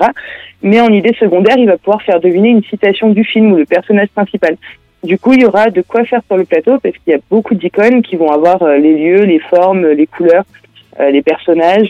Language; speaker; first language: French; native; French